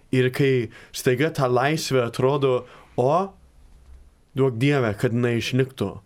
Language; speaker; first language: Lithuanian; early bilingual, heritage; Lithuanian